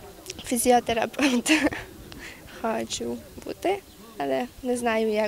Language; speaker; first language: Ukrainian; non-native, local second language; Hungarian